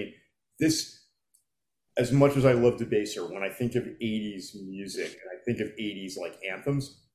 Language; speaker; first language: English; native; English